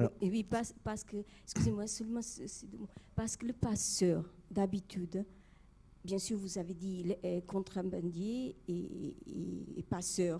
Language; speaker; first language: French; non-native, fluent; Portuguese